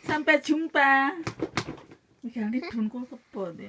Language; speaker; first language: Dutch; non-native, learner; Indonesian